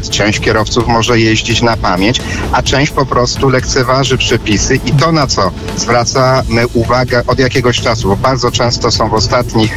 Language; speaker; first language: Polish; native; Polish